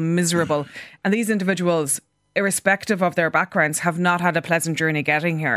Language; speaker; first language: English; native; English